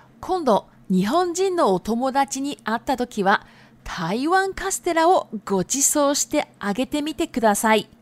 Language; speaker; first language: Japanese; non-native, fluent; Chinese